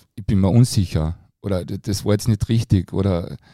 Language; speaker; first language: German; native; German